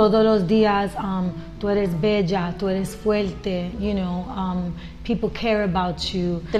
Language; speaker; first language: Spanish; early bilingual, heritage; Spanish